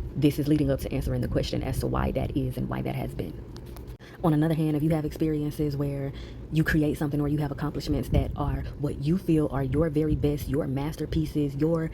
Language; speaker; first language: English; native; English